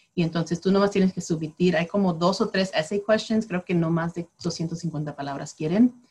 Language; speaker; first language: Spanish; early bilingual, heritage; Spanish